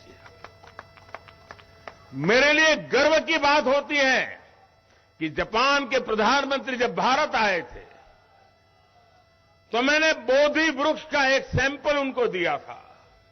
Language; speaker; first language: Hindi; non-native, local second language; Gujarati